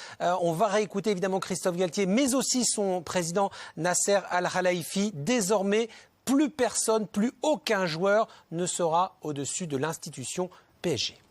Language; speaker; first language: French; native; French